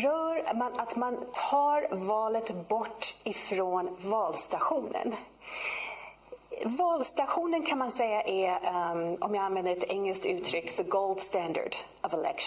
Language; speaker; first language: Swedish; non-native, fluent; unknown